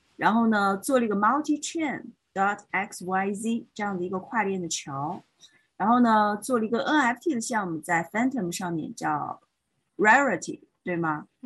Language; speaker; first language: Chinese; native; Chinese